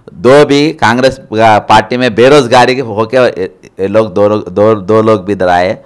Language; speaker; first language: Hindi; non-native, local second language; Telugu